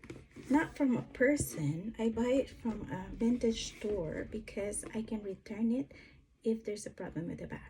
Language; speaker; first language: English; non-native, fluent; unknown